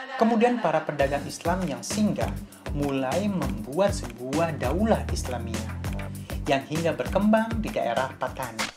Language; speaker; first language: Indonesian; native; Indonesian